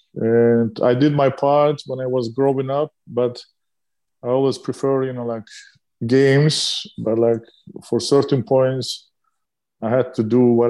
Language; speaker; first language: English; non-native, fluent; Turkish